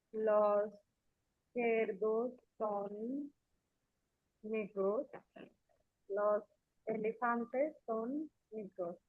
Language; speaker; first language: Spanish; non-native, learner; Bangla